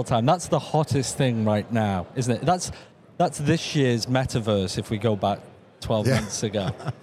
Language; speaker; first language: English; native; English